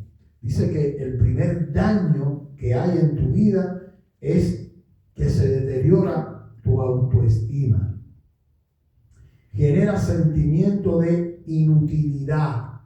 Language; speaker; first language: Spanish; native; Spanish